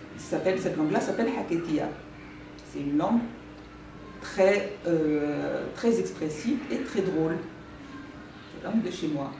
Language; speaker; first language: French; early bilingual, other home language; Ladino